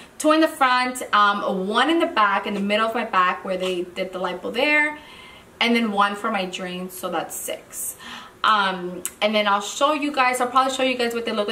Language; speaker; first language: English; early bilingual, other home language; Spanish